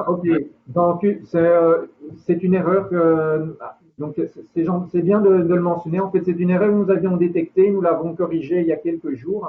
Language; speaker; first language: French; native; French